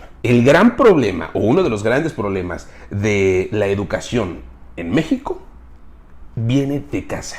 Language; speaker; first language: Spanish; native; Spanish